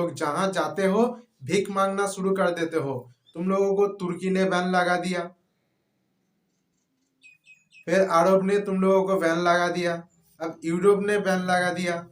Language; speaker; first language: Hindi; non-native, local second language; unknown